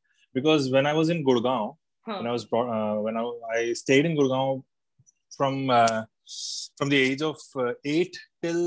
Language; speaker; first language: English; non-native, local second language; Malayalam